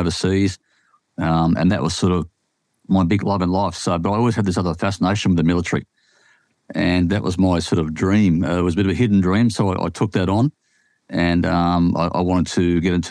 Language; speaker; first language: English; native; English